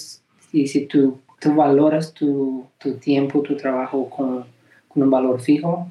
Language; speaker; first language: Spanish; early bilingual, heritage; Spanish